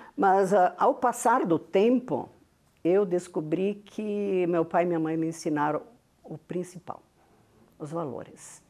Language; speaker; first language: Portuguese; non-native, local second language; Venetian